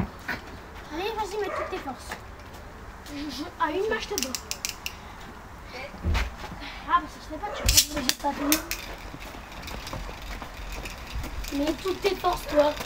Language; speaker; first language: French; native; French